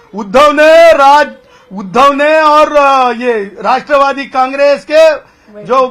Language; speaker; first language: Hindi; non-native, local second language; Marathi